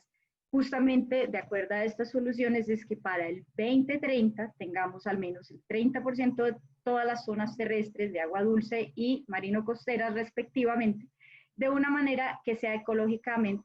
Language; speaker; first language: Spanish; native; Spanish